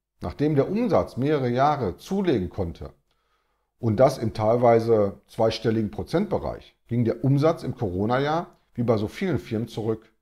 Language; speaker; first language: German; native; German